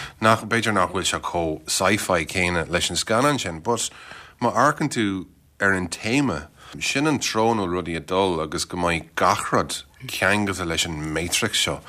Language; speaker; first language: Irish; non-native, local second language; English